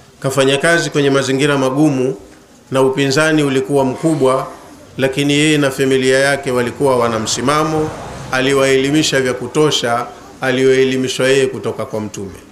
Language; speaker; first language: Swahili; native; Swahili